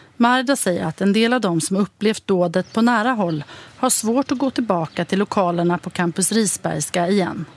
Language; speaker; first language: Swedish; native; Swedish